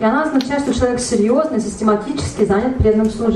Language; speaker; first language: Russian; native; Russian